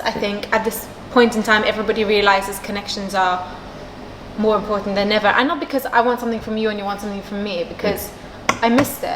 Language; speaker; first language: English; non-native, local second language; Maltese